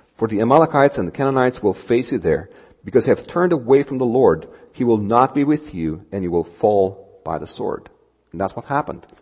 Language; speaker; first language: English; non-native, fluent; Romanian